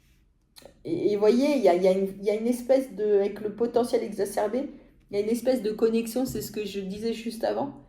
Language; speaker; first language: French; native; French